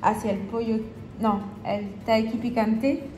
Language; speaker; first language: Spanish; non-native, fluent; French